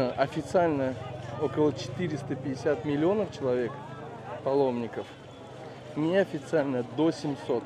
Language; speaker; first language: Russian; native; Russian